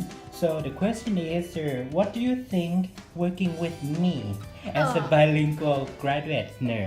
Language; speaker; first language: English; non-native, fluent; Thai